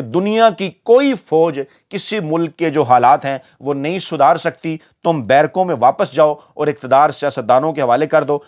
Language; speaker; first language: Urdu; native; Urdu